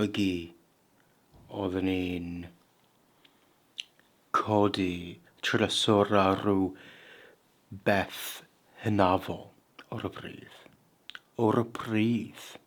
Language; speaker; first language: Welsh; non-native, fluent; English